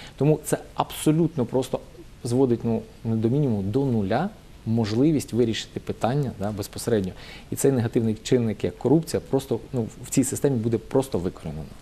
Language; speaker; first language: Ukrainian; native; Ukrainian